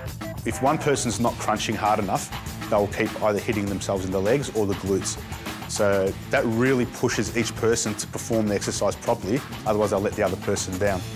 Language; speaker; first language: English; native; English